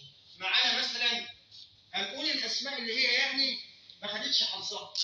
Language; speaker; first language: Arabic; native; Arabic